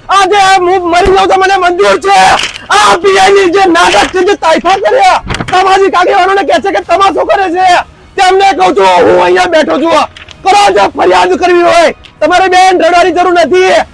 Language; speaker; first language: Gujarati; native; Gujarati